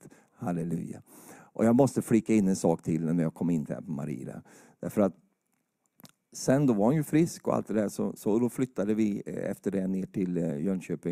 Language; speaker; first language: Swedish; native; Swedish